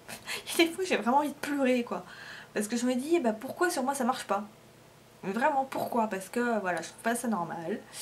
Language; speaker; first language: French; native; French